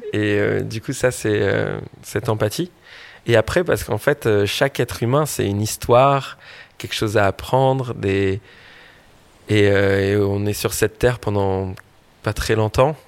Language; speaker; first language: French; native; French